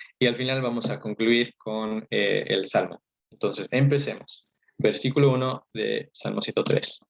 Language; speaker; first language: Spanish; early bilingual, heritage; Spanish